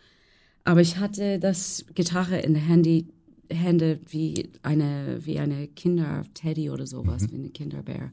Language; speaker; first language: German; non-native, fluent; English